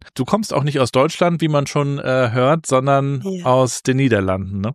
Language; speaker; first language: German; native; German